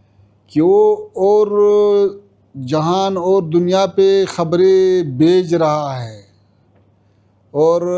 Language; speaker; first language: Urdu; non-native, fluent; Pashto